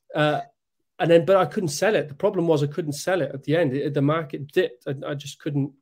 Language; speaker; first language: English; native; English